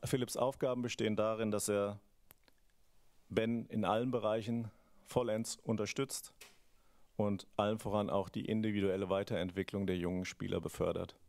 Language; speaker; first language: German; native; German